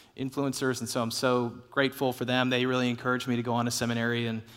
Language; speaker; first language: English; native; English